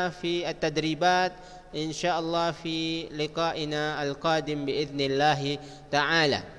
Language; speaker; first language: Arabic; non-native, fluent; Indonesian